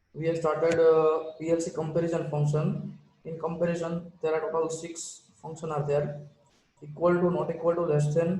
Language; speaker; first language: English; non-native, local second language; Gujarati